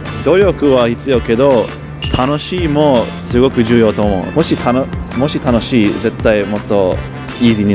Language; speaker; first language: Japanese; non-native, learner; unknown